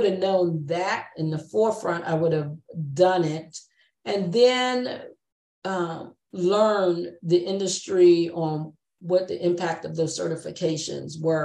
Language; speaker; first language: English; native; English